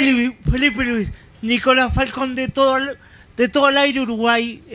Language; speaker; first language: Spanish; native; Spanish